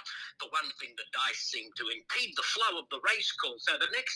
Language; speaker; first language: English; native; English